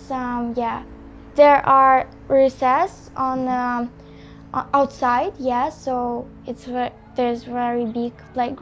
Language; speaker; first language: English; non-native, learner; Ukrainian